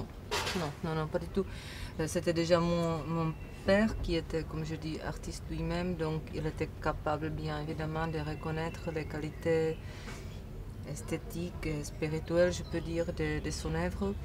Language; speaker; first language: French; non-native, fluent; Czech